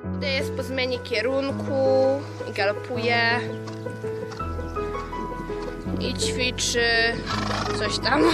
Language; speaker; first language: Polish; native; Polish